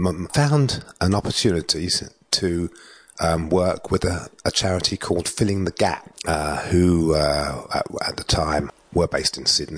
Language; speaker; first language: English; native; English